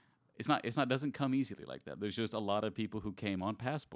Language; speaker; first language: English; native; English